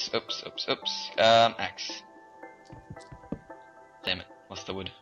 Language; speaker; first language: English; native; English